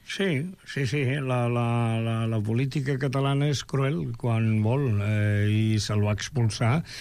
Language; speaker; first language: Catalan; non-native, local second language; Spanish